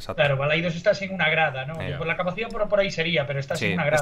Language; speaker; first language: Spanish; native; Spanish